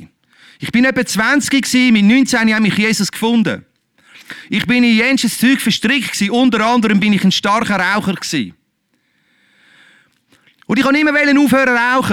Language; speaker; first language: German; native; German